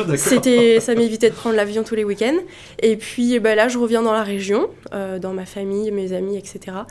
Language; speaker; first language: French; native; French